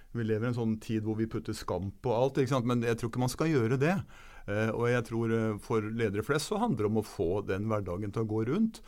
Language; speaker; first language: Norwegian; native; Norwegian